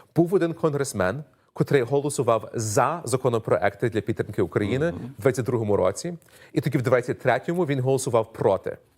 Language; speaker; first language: Ukrainian; early bilingual, heritage; Ukrainian